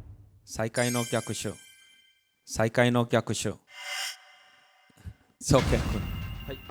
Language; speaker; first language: Japanese; non-native, learner; Korean